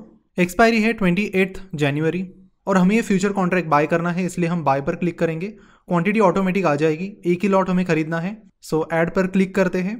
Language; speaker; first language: Hindi; non-native, local second language; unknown